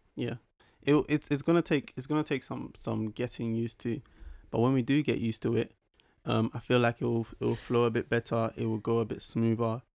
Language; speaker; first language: English; early bilingual, other home language; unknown